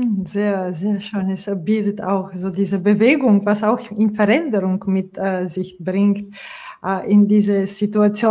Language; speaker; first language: German; non-native, fluent; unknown